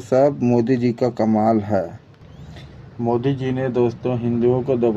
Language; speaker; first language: Hindi; native; Hindi